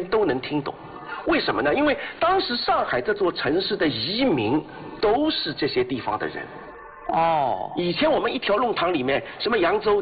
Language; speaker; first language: Chinese; non-native, local second language; Wu Chinese